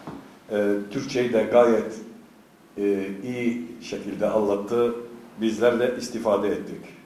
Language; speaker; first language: Turkish; native; Turkish